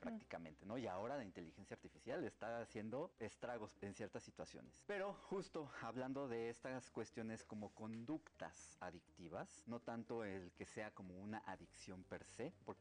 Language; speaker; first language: Spanish; native; Spanish